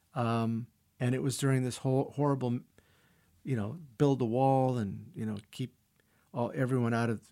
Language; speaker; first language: English; early bilingual, other home language; Russian